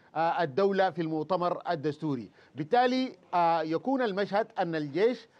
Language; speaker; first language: Arabic; native; Arabic